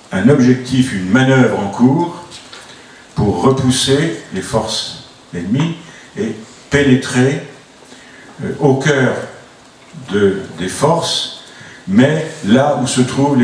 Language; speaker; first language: French; native; French